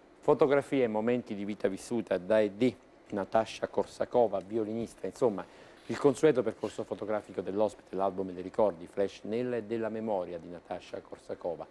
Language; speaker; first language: Italian; native; Italian